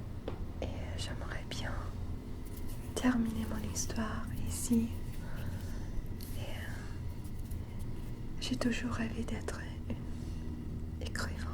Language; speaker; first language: French; non-native, fluent; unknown